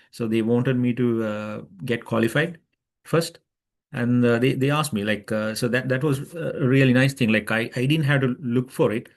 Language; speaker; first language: English; non-native, local second language; Sinhala